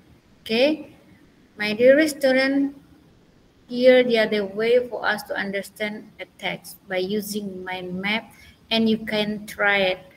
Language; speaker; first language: English; non-native, learner; Indonesian